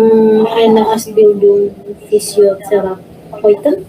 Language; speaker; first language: German; non-native, learner; Indonesian